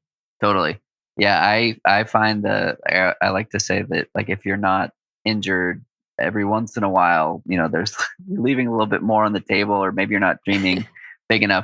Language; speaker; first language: English; native; English